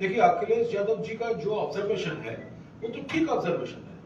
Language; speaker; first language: Hindi; non-native, local second language; Bangla